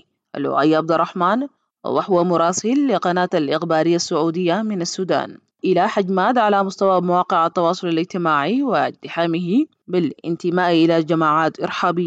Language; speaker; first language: Arabic; native; Arabic